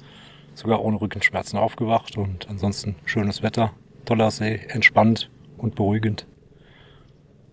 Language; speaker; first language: German; native; German